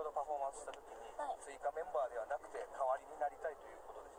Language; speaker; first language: Japanese; native; Japanese